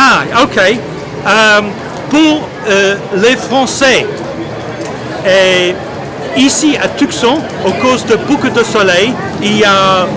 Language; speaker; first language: French; non-native, fluent; English